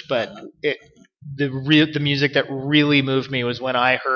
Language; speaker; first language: English; native; English